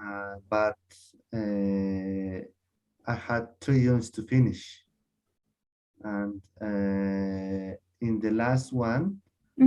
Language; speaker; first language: English; non-native, learner; Spanish